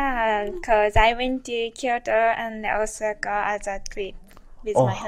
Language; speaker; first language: English; non-native, learner; Japanese